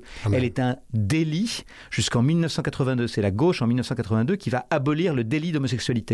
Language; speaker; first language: French; native; French